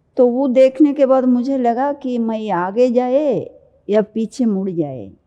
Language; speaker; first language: Hindi; non-native, local second language; Malayalam